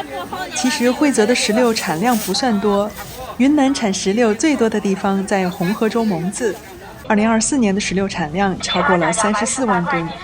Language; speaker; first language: Chinese; native; Chinese